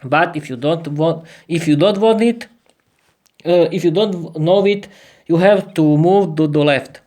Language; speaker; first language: English; non-native, learner; Slovak